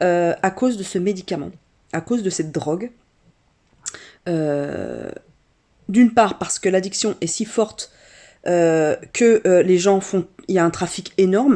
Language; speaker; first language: French; native; French